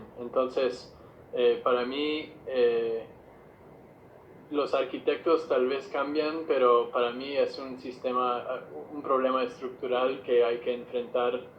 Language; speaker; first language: Spanish; non-native, fluent; English